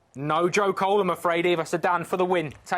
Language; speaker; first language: English; native; English